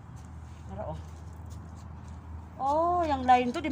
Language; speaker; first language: Indonesian; non-native, learner; Cebuano